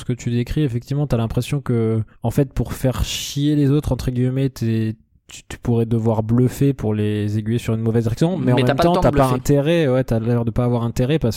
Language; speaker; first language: French; native; French